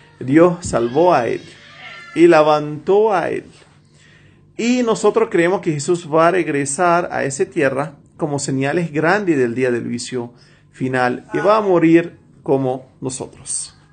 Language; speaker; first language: Spanish; non-native, fluent; Arabic